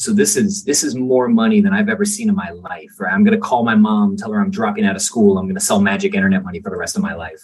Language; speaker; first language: English; native; English